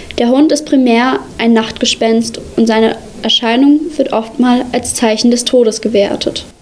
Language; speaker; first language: German; early bilingual, other home language; Arabic